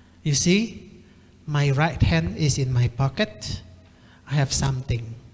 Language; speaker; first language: English; non-native, fluent; Indonesian